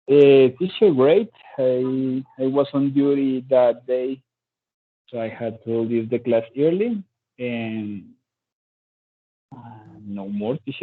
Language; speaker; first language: English; non-native, learner; Spanish